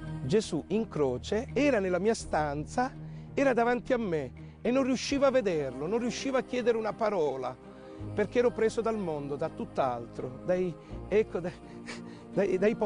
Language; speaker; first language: Italian; native; Italian